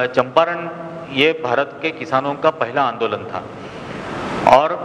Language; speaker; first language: Hindi; non-native, local second language; Marathi